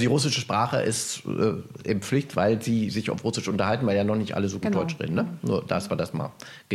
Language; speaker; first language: German; native; German